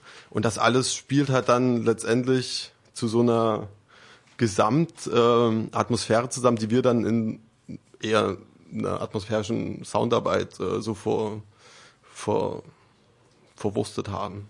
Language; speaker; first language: German; native; German